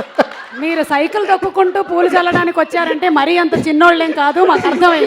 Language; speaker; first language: Telugu; native; Telugu